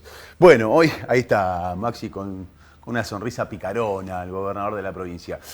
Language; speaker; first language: Spanish; native; Spanish